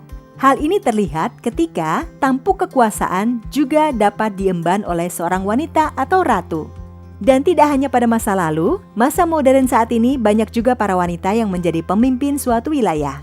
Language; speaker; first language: Indonesian; native; Indonesian